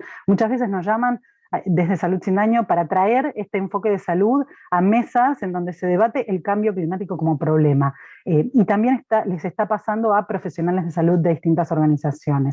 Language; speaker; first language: Spanish; native; Spanish